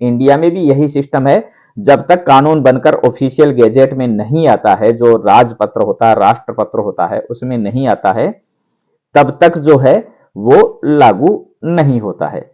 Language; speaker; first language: Hindi; native; Hindi